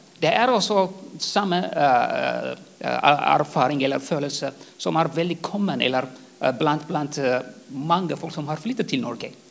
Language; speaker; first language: Swedish; non-native, fluent; Tigrinya